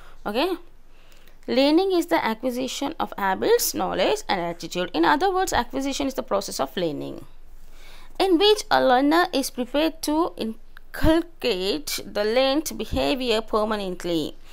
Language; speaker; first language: English; non-native, local second language; Telugu